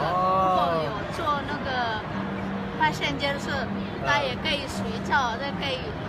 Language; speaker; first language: Chinese; non-native, learner; Indonesian